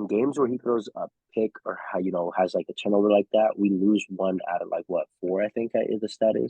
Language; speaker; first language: English; native; English